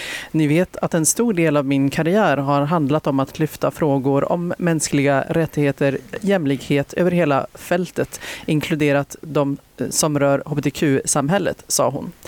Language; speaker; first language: Swedish; native; Swedish